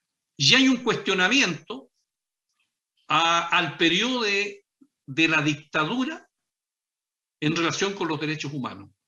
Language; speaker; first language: Spanish; native; Spanish